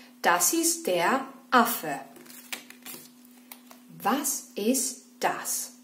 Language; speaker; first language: German; non-native, fluent; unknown